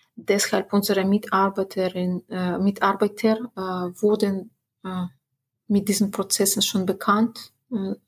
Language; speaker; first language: German; non-native, fluent; Russian